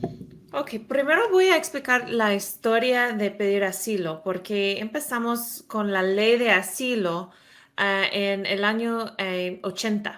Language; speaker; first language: Spanish; non-native, fluent; English